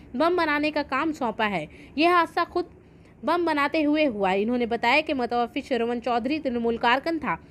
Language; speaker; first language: Urdu; native; Urdu